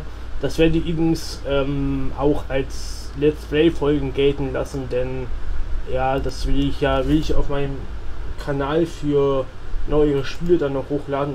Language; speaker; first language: German; native; German